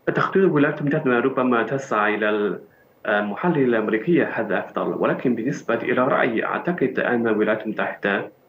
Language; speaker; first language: Arabic; non-native, fluent; Chinese